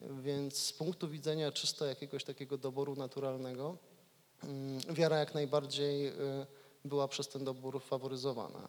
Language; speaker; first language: Polish; native; Polish